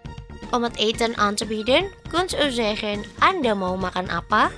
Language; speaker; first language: Dutch; non-native, fluent; Indonesian